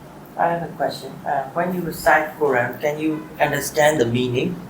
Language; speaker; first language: English; non-native, learner; Burmese